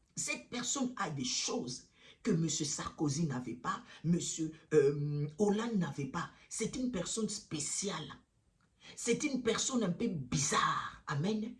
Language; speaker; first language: French; early bilingual, other home language; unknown